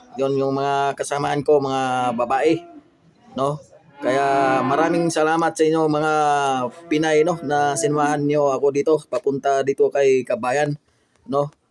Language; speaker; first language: Filipino; non-native, local second language; Cebuano